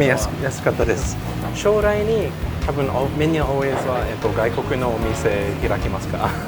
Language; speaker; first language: Japanese; non-native, learner; English